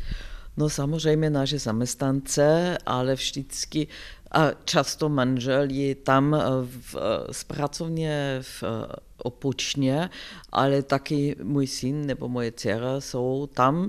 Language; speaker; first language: Czech; non-native, fluent; German